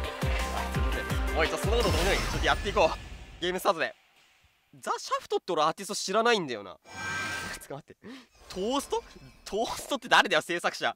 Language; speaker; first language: Japanese; native; Japanese